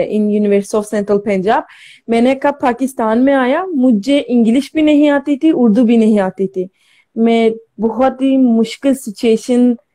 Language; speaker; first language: Hindi; non-native, learner; Turkish